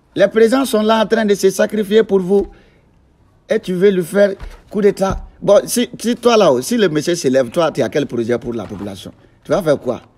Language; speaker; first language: French; non-native, local second language; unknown